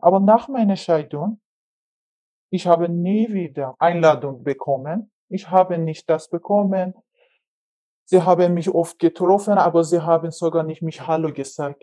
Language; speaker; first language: German; non-native, learner; Persian